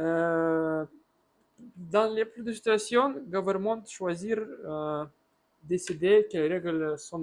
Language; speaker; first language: French; non-native, learner; Russian